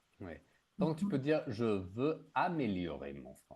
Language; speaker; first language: French; native; French